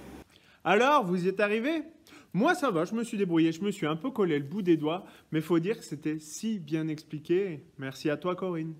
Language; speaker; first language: French; native; French